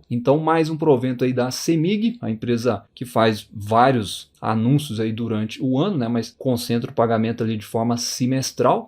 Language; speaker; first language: Portuguese; native; Portuguese